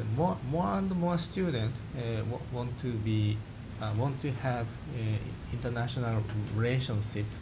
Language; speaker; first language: English; non-native, fluent; Japanese